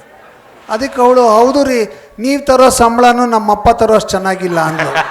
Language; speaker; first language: Kannada; native; Kannada